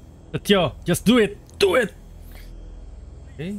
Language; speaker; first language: English; non-native, learner; Indonesian